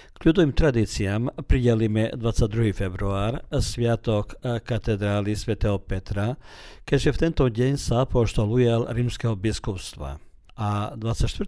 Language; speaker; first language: Slovak; early bilingual, heritage; Slovak